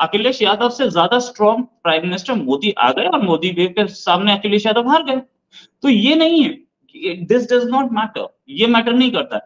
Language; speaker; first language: Hindi; native; Hindi